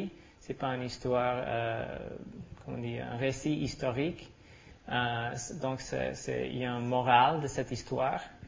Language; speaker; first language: French; non-native, learner; English